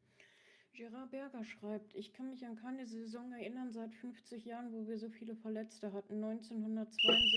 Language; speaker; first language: German; native; German